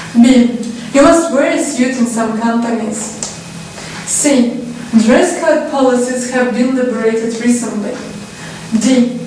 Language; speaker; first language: English; non-native, fluent; Ukrainian